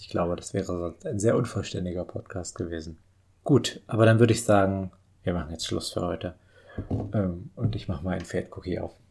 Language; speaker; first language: German; native; German